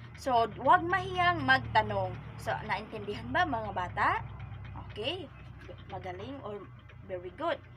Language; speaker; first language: Filipino; non-native, local second language; Cebuano